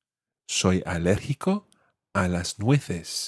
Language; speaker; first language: Spanish; non-native, fluent; English